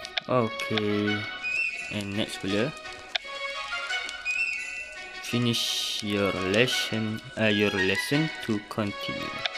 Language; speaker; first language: English; non-native, local second language; Malay